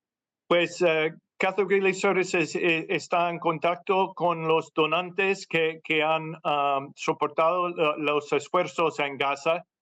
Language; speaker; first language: Spanish; non-native, fluent; English